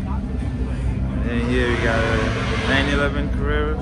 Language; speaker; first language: English; native; English